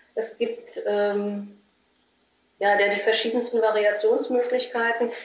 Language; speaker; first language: German; native; German